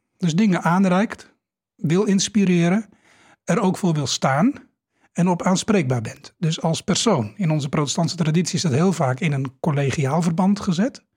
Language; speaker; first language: Dutch; native; Dutch